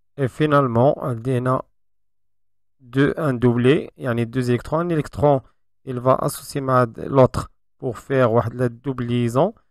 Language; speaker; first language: French; non-native, local second language; Arabic